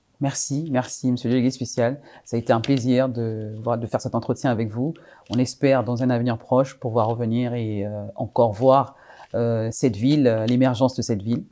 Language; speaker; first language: French; native; French